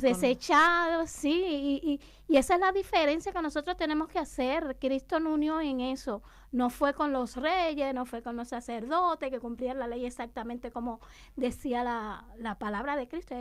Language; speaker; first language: Spanish; native; Spanish